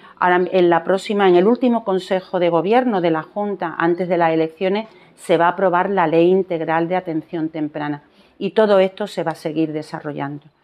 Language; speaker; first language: Spanish; native; Spanish